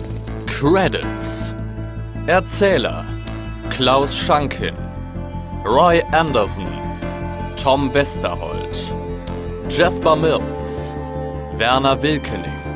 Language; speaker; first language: German; native; German